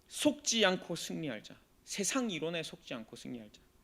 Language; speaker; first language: Korean; native; Korean